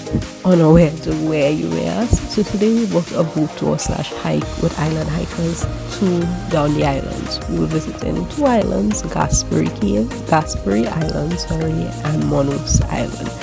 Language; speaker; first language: English; native; English